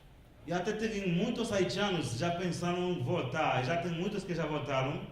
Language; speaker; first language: Portuguese; non-native, local second language; Haitian Creole